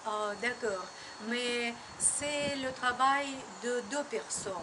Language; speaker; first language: French; non-native, learner; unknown